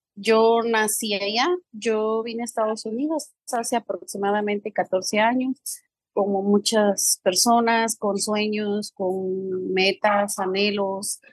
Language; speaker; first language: Spanish; native; Spanish